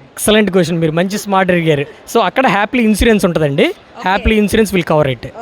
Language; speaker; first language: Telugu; native; Telugu